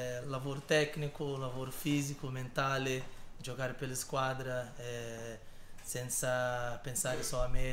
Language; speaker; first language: Italian; non-native, learner; Portuguese